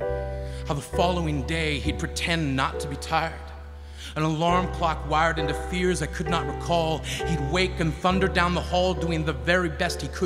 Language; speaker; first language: English; native; English